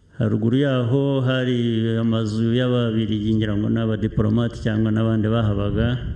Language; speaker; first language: Kinyarwanda; early bilingual, heritage; Kinyarwanda